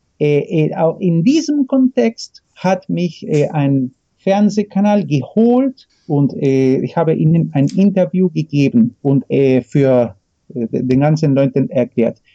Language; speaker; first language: German; non-native, fluent; Spanish